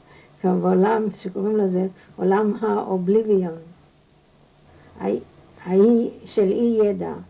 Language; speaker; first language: Hebrew; non-native, fluent; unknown